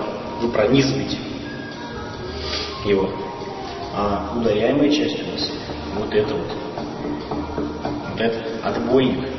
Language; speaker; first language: Russian; native; Russian